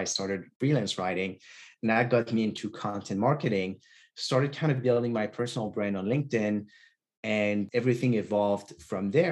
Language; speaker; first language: English; non-native, fluent; French